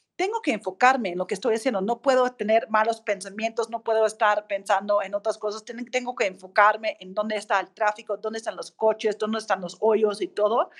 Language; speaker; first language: Spanish; non-native, fluent; English